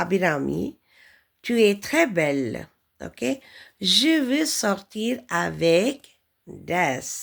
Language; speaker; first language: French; non-native, learner; Tamil